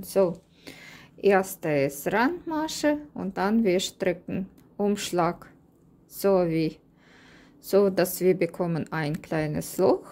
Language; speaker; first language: German; non-native, learner; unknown